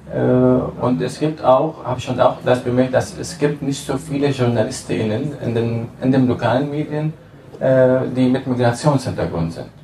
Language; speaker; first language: German; non-native, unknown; Arabic